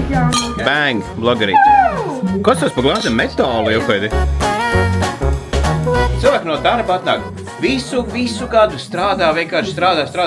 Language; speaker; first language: Latvian; native; Latvian